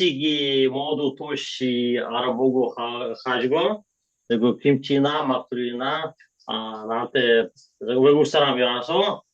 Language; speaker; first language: Korean; non-native, learner; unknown